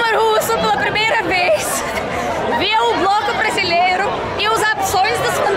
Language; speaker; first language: Portuguese; non-native, fluent; Russian